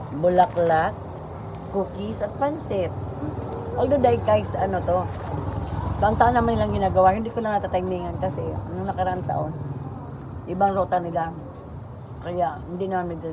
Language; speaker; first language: Filipino; non-native, local second language; Bikol